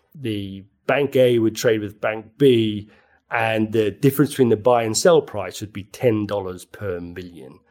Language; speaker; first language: English; native; English